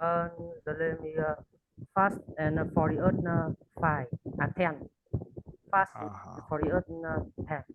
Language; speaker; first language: English; non-native, learner; Vietnamese